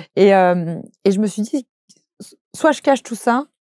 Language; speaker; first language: French; native; French